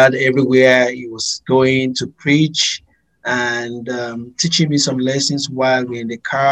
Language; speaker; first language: English; non-native, local second language; Yoruba